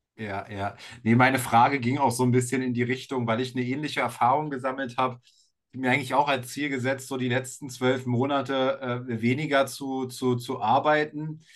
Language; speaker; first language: German; native; German